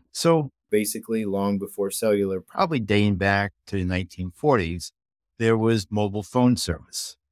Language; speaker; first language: English; native; English